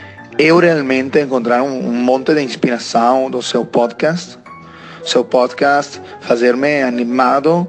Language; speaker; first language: Portuguese; non-native, learner; Italian